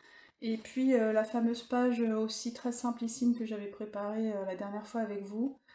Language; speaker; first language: French; native; French